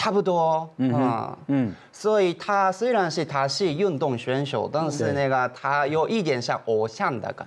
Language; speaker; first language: Chinese; non-native, fluent; Japanese